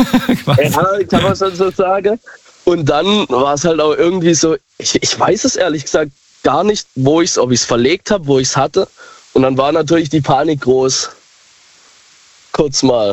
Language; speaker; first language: German; native; German